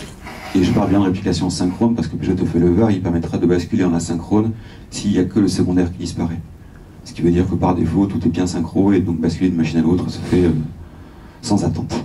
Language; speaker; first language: French; native; French